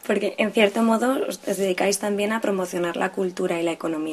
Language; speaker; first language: Spanish; native; Spanish